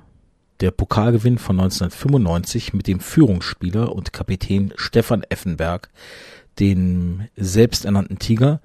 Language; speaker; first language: German; native; German